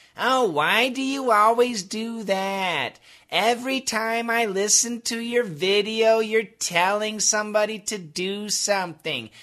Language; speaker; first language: English; native; English